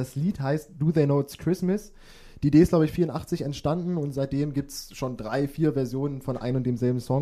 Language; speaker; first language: German; native; German